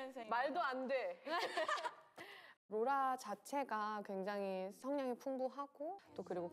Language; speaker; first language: Korean; native; Korean